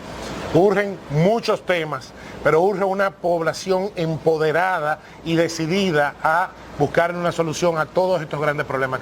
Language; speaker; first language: Spanish; native; Spanish